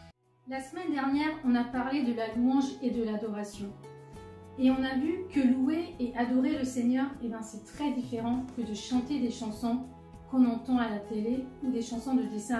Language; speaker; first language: French; native; French